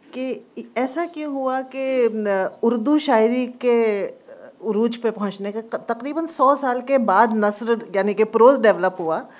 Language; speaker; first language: Hindi; native; Hindi